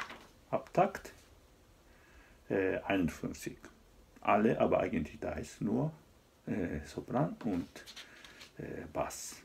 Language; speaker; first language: German; non-native, fluent; Japanese